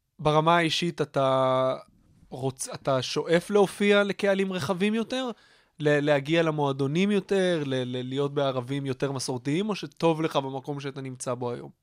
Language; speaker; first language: Hebrew; native; Hebrew